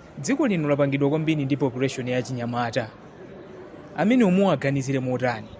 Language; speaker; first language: Nyanja; native; Nyanja